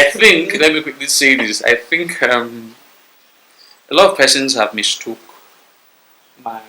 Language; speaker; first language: English; non-native, local second language; Bini